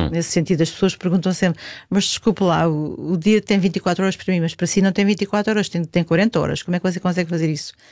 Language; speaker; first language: Portuguese; native; Portuguese